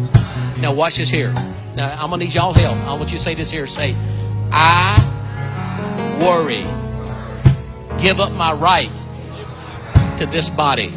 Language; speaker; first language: English; native; English